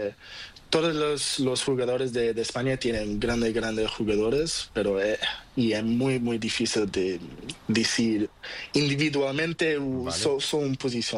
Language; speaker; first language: Spanish; non-native, learner; Portuguese